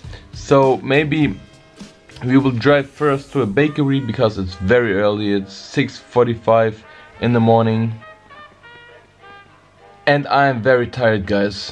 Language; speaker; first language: English; non-native, learner; Bosnian